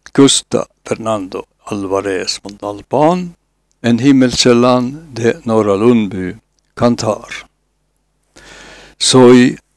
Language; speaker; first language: Spanish; non-native, learner; Finnish